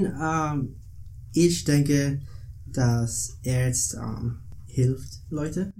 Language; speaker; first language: German; non-native, learner; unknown